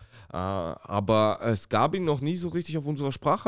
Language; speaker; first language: German; native; German